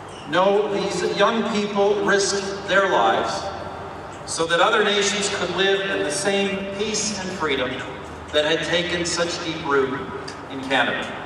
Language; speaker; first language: English; native; English